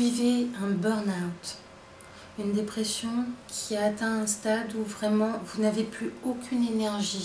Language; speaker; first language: French; native; French